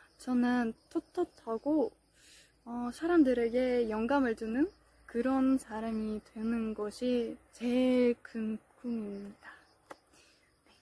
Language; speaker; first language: Korean; non-native, fluent; Russian